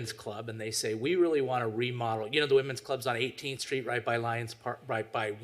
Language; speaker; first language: English; native; English